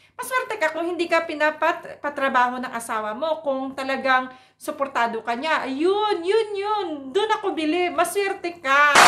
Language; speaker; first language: Filipino; non-native, local second language; Cebuano